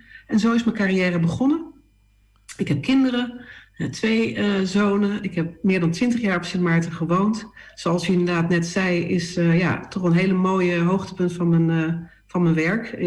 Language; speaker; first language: Dutch; native; Dutch